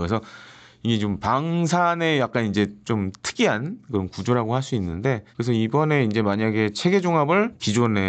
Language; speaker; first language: Korean; native; Korean